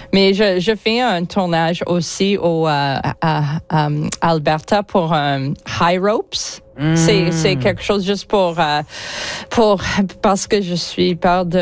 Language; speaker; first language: French; non-native, learner; English